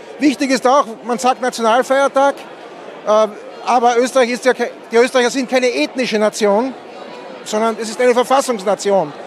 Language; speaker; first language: German; native; German